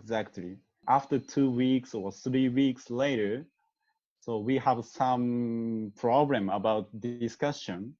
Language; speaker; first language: English; non-native, learner; Japanese